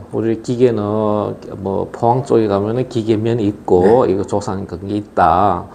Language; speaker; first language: Korean; early bilingual, other home language; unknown